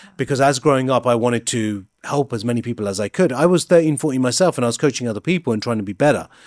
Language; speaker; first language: English; native; English